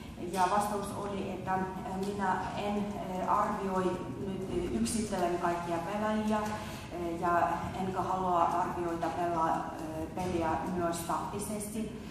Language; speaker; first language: Finnish; non-native, fluent; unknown